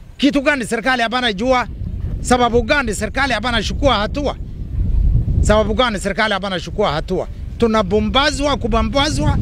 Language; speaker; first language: Swahili; non-native, local second language; Somali